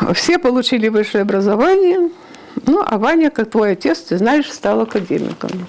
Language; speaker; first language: Russian; non-native, local second language; Ukrainian